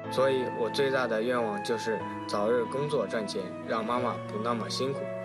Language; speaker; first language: Chinese; native; Chinese